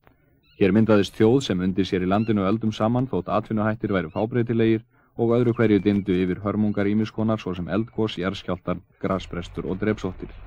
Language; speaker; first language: Icelandic; native; Icelandic